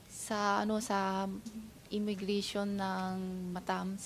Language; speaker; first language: Filipino; non-native, learner; Chinese